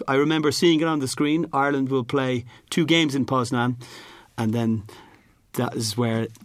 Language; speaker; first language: English; native; English